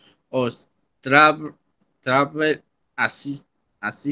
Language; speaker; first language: English; non-native, learner; Spanish